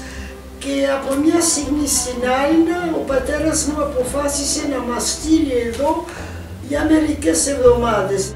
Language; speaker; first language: Greek; early bilingual, heritage; Greek